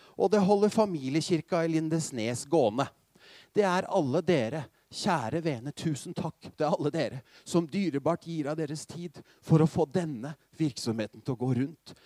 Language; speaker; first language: Norwegian; native; Norwegian